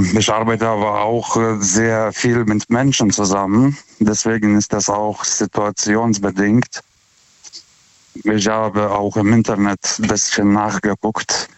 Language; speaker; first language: German; non-native, fluent; Lithuanian